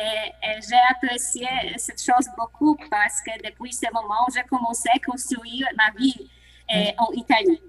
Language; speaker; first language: French; non-native, learner; Polish